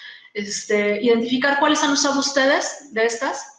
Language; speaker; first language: Spanish; native; Spanish